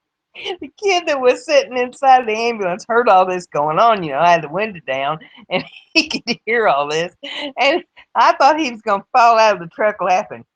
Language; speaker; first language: English; native; English